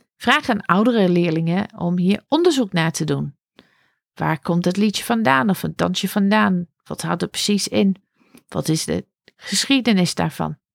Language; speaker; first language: Dutch; non-native, fluent; English